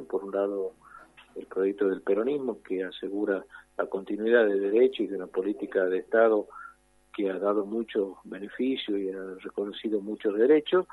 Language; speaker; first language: Spanish; native; Spanish